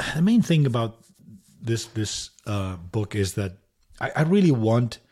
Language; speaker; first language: English; non-native, fluent; Spanish